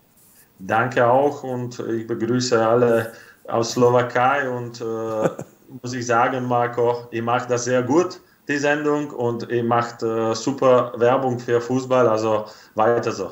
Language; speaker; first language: German; non-native, fluent; Slovak